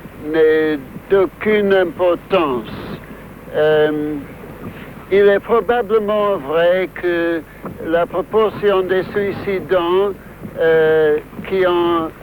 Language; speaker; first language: French; non-native, fluent; English